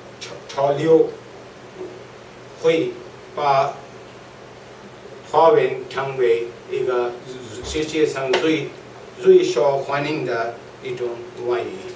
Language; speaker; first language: Chinese; non-native, learner; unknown